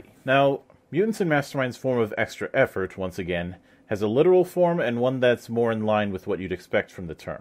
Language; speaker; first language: English; native; English